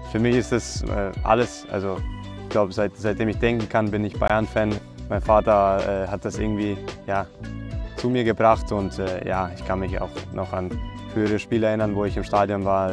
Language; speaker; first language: German; early bilingual, other home language; Croatian